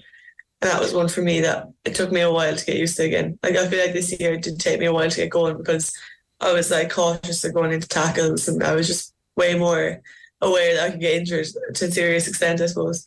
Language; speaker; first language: English; native; English